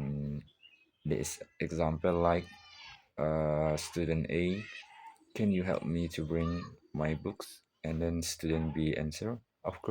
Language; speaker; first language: English; non-native, learner; Indonesian